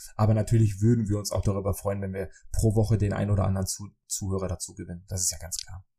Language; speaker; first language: German; early bilingual, other home language; Polish